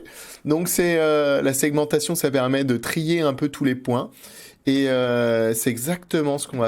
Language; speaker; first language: French; native; French